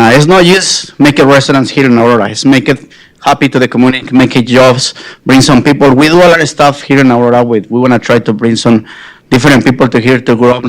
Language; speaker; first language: English; non-native, fluent; Spanish